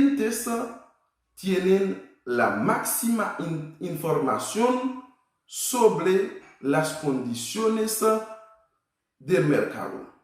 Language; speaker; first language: Spanish; non-native, fluent; Haitian Creole